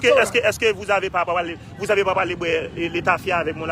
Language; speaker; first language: French; non-native, learner; Haitian Creole